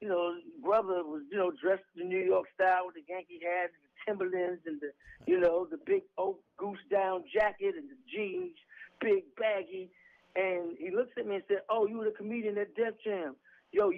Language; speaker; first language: English; native; English